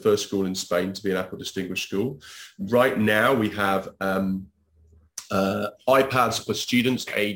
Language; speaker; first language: English; native; English